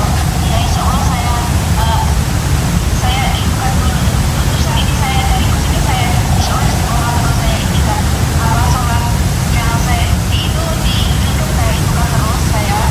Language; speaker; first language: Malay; non-native, local second language; Javanese